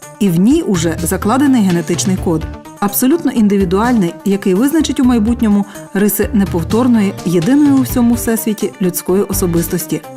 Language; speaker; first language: Ukrainian; native; Ukrainian